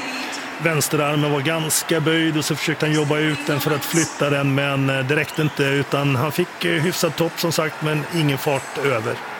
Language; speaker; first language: Swedish; native; Swedish